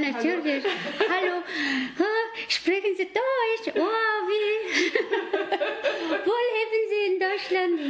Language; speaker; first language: German; non-native, learner; Mongolian